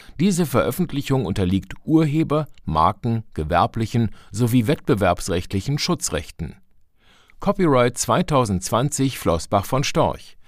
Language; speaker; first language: German; native; German